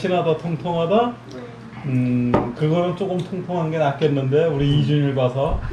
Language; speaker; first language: Korean; native; Korean